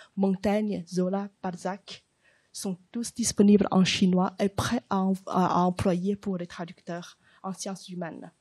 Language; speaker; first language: French; non-native, fluent; Chinese